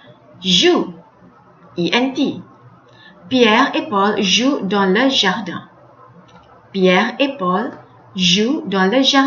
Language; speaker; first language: French; non-native, fluent; Malay